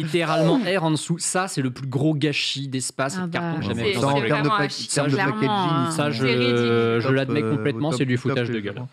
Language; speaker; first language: French; native; French